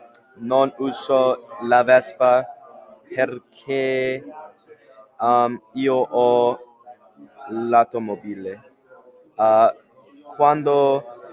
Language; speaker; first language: Italian; non-native, learner; English